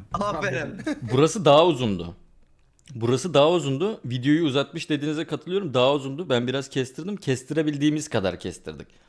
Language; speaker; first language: Turkish; native; Turkish